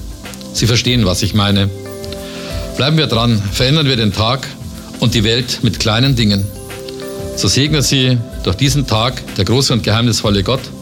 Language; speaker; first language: German; native; German